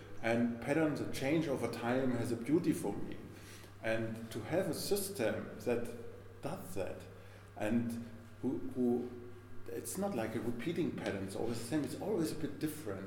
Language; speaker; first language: English; non-native, fluent; German